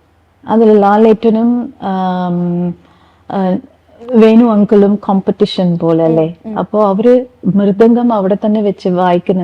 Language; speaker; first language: Malayalam; non-native, fluent; Tamil